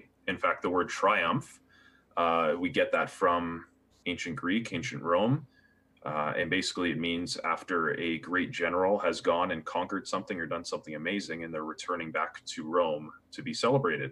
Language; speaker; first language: English; native; English